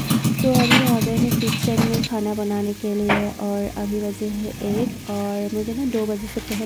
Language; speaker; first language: Hindi; non-native, local second language; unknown